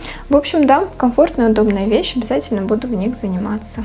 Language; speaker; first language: Russian; native; Russian